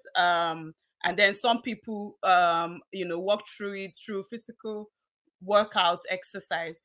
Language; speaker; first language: English; non-native, local second language; Yoruba